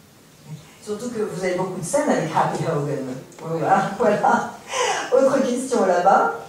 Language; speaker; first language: French; native; French